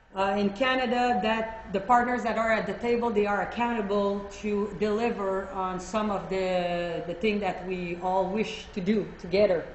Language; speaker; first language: English; non-native, fluent; French